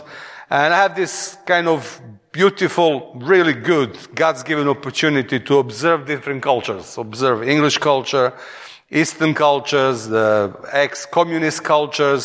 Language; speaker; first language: English; non-native, fluent; Serbian